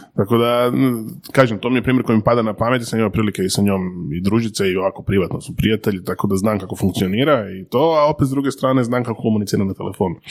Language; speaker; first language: Croatian; native; Croatian